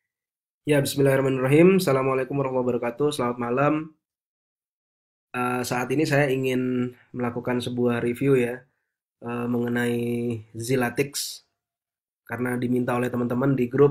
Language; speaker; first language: Indonesian; native; Indonesian